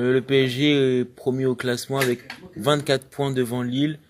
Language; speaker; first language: French; native; French